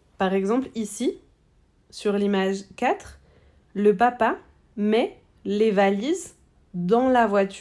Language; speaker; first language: French; non-native, fluent; Spanish